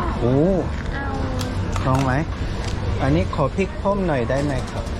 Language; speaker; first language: Thai; non-native, fluent; Korean